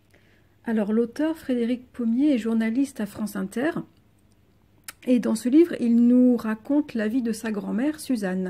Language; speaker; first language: French; native; French